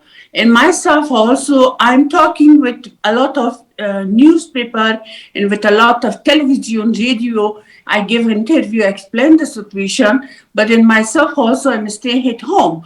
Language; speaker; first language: English; non-native, learner; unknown